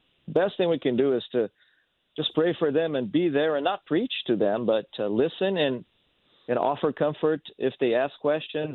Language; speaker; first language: English; non-native, fluent; Portuguese